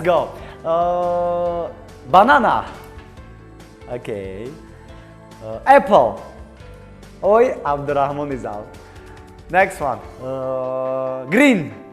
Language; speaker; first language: English; non-native, learner; Tajik